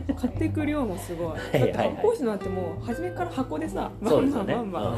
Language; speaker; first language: Japanese; native; Japanese